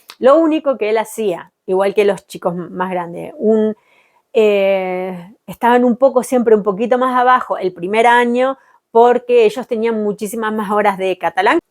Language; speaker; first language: Spanish; native; Spanish